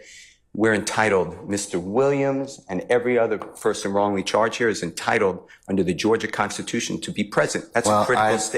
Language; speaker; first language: English; native; English